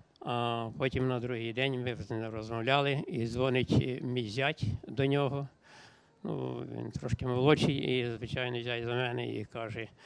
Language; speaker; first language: Ukrainian; native; Ukrainian